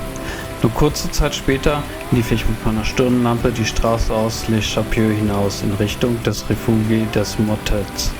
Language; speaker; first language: German; native; German